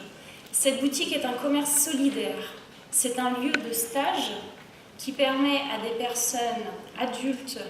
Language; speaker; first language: French; native; French